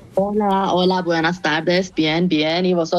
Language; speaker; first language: Spanish; non-native, fluent; Persian